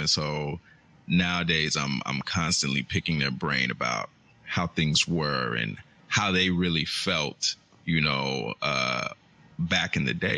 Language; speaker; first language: English; native; English